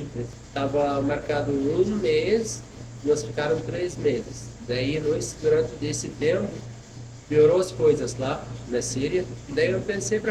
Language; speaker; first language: Portuguese; non-native, fluent; Arabic